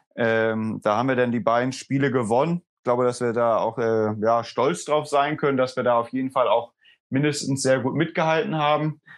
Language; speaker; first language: German; native; German